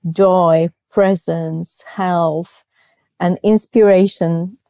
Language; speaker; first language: English; non-native, fluent; Polish